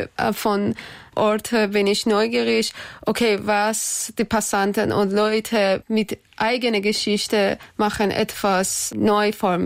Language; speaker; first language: German; non-native, learner; Persian